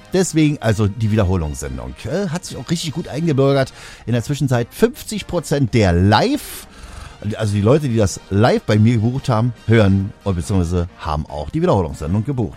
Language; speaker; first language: German; native; German